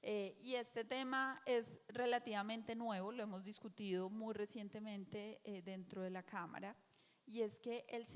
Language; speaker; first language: Spanish; native; Spanish